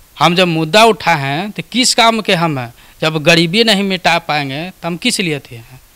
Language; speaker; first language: Hindi; native; Hindi